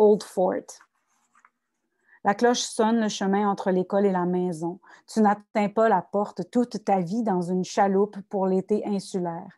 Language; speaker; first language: French; native; French